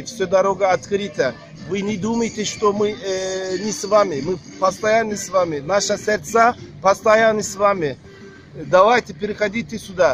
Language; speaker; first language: Russian; non-native, learner; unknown